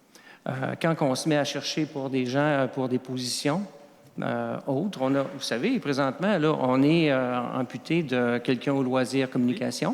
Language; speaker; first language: French; native; French